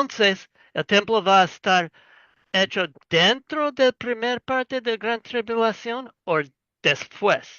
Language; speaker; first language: Spanish; non-native, learner; English